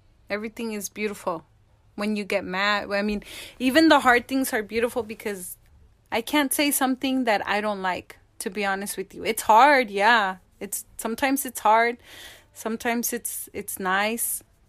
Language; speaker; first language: English; early bilingual, other home language; Spanish